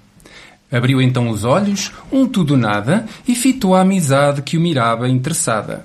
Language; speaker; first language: Portuguese; native; Portuguese